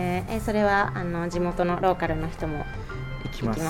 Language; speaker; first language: Japanese; native; Japanese